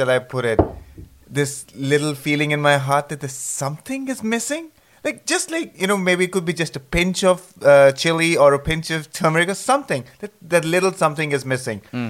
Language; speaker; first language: English; non-native, local second language; Punjabi